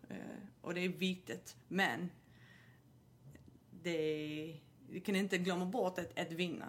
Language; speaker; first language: Swedish; non-native, fluent; English